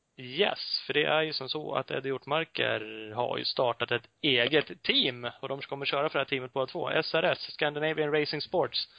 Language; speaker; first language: Swedish; native; Swedish